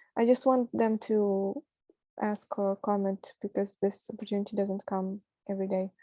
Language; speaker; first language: English; non-native, fluent; Ukrainian